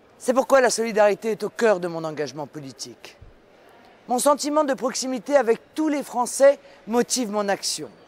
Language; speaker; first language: French; native; French